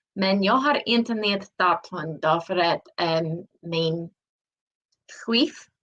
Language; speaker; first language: Swedish; non-native, learner; English